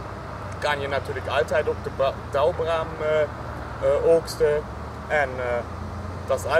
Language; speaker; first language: Dutch; non-native, fluent; German